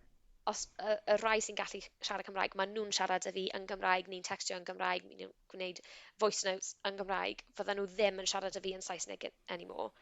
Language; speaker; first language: Welsh; non-native, local second language; English